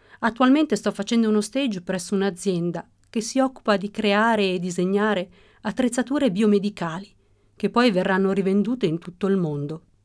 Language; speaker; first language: Italian; early bilingual, other home language; Russian